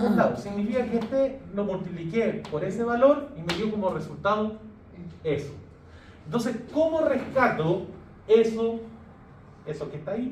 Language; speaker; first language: Spanish; native; Spanish